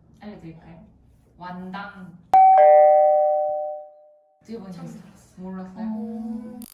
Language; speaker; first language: Korean; non-native, learner; Japanese